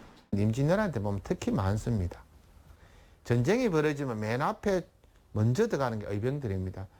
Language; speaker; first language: Korean; native; Korean